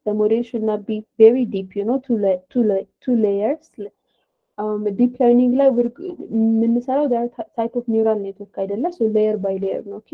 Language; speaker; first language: English; non-native, fluent; Amharic